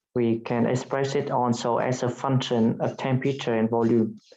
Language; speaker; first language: English; non-native, fluent; Vietnamese